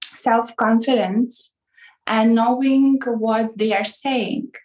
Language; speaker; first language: English; non-native, fluent; Ukrainian